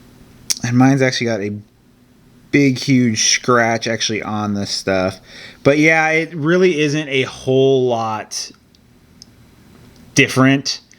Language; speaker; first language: English; native; English